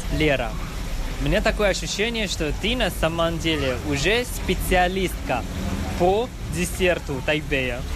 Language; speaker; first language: Russian; non-native, learner; Chinese